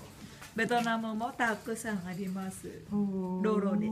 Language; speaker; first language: Japanese; non-native, learner; Vietnamese